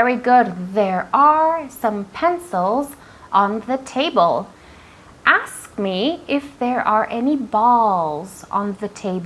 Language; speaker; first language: English; non-native, fluent; Spanish